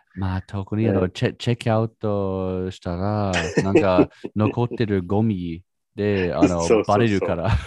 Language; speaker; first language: Japanese; non-native, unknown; English